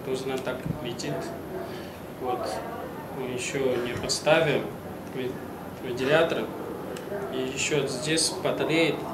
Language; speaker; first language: Russian; non-native, learner; Chinese